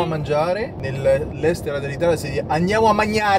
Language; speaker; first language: Italian; early bilingual, heritage; Italian